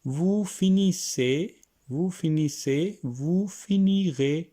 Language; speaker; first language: French; non-native, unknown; Hindi